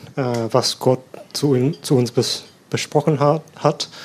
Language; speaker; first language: German; non-native, learner; English